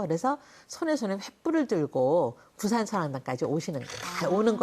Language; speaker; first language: Korean; native; Korean